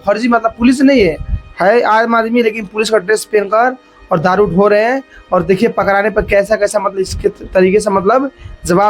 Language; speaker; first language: Hindi; native; Hindi